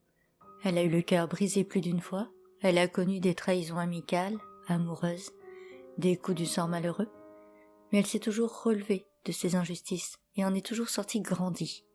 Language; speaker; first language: French; native; French